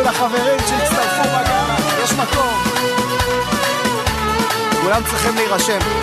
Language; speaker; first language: Hebrew; native; Hebrew